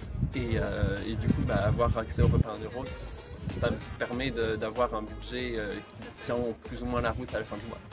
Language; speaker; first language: French; native; French